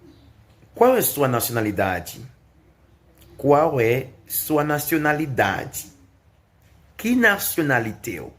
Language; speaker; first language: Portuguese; non-native, learner; Haitian Creole